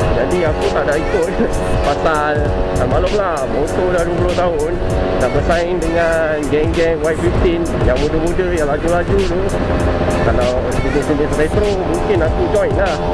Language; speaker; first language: Malay; native; Malay